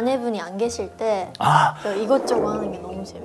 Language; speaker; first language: Korean; non-native, fluent; Japanese